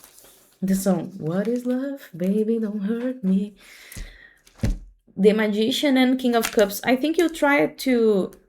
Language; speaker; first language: English; non-native, fluent; Portuguese